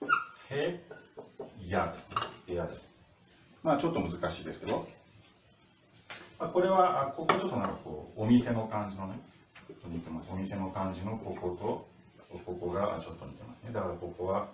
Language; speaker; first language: Japanese; non-native, fluent; Russian